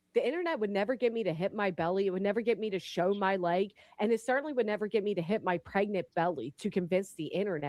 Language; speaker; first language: English; native; English